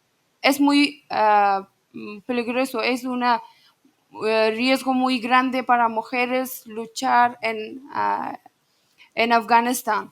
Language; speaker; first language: Spanish; non-native, learner; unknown